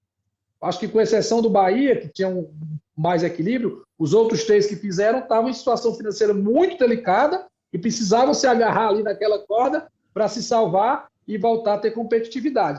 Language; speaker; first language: Portuguese; native; Portuguese